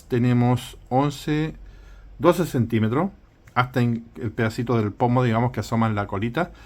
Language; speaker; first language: Spanish; native; Spanish